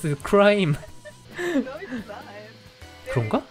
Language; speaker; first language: English; non-native, learner; Korean